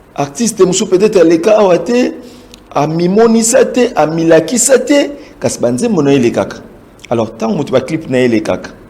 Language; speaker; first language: Lingala; native; Lingala